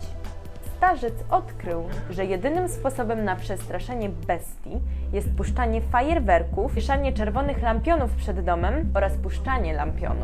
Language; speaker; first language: Polish; native; Polish